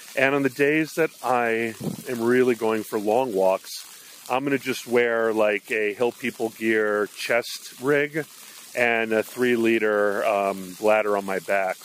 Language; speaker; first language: English; native; English